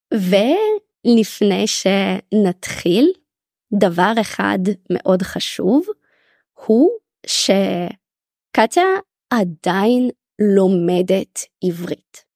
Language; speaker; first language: Hebrew; native; Hebrew